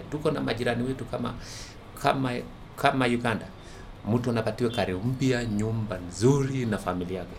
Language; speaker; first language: Swahili; non-native, local second language; Kalenjin